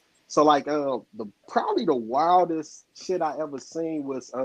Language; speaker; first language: English; native; English